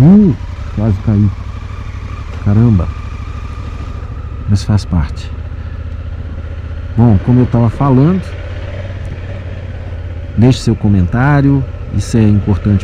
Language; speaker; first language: Portuguese; native; Portuguese